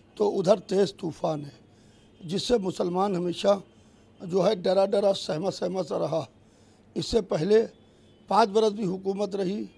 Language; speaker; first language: Hindi; native; Hindi